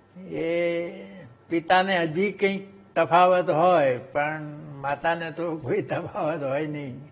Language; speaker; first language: Gujarati; native; Gujarati